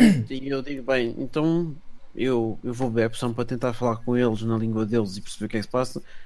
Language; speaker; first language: Portuguese; native; Portuguese